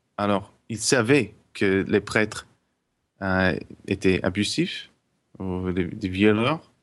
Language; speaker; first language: French; non-native, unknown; English